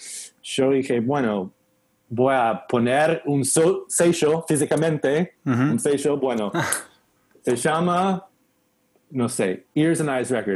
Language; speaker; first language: Spanish; non-native, learner; English